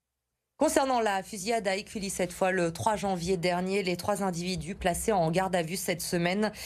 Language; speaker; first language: French; native; French